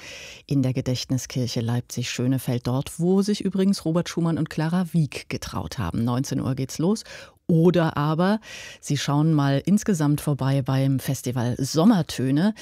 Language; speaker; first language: German; native; German